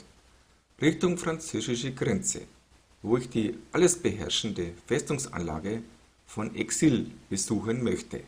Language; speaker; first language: German; native; German